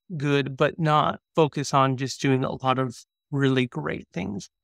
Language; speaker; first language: English; native; English